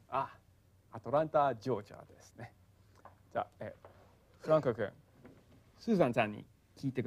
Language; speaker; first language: Japanese; non-native, fluent; English